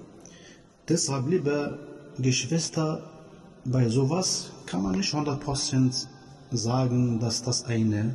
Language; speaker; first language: German; non-native, fluent; Arabic